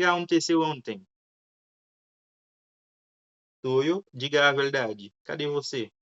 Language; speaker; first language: Portuguese; non-native, learner; Haitian Creole